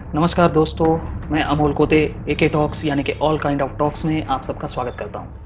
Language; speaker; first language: Hindi; non-native, local second language; Marathi